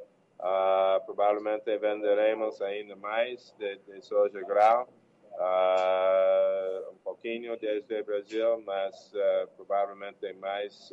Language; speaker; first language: Portuguese; non-native, learner; English